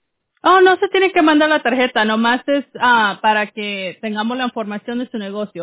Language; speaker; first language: Spanish; early bilingual, heritage; Spanish